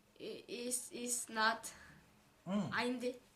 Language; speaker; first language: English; non-native, learner; Korean